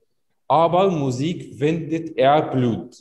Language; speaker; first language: German; non-native, fluent; Arabic